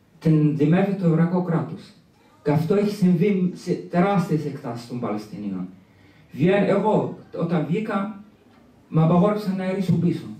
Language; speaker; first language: Greek; early bilingual, other home language; Arabic